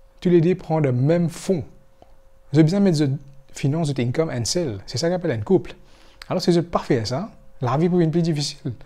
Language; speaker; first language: French; non-native, local second language; Morisyen